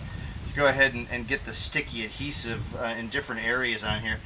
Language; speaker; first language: English; native; English